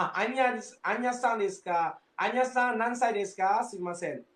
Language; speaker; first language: Japanese; non-native, fluent; Malay